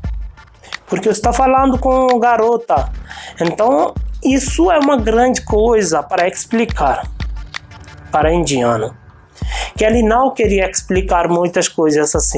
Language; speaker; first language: Portuguese; non-native, fluent; Hindi